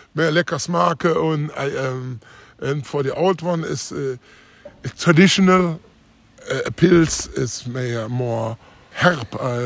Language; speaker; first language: Dutch; non-native, learner; German